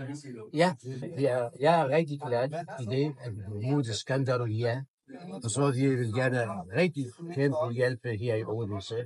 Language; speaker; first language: Danish; non-native, learner; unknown